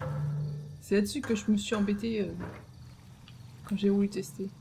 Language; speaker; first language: French; native; French